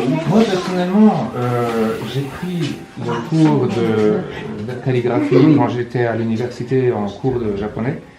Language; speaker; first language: French; non-native, fluent; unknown